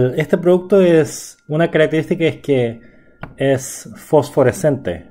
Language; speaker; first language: Spanish; non-native, fluent; Korean